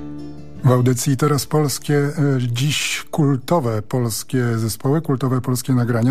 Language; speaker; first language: Polish; native; Polish